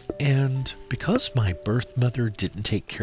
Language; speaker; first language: English; native; English